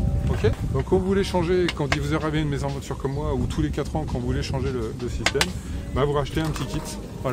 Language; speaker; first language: French; native; French